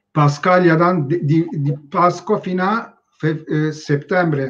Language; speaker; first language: Italian; non-native, learner; Turkish